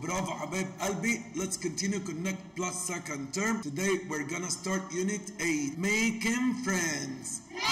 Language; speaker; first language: English; non-native, fluent; Arabic